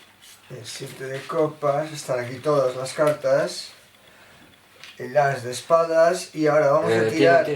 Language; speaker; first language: Spanish; native; Spanish